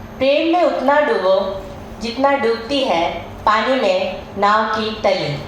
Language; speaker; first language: Hindi; native; Hindi